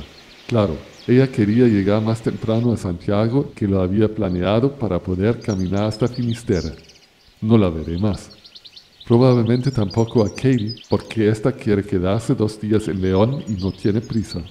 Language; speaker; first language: Spanish; non-native, fluent; German